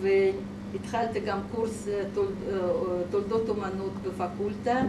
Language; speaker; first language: Hebrew; non-native, fluent; Russian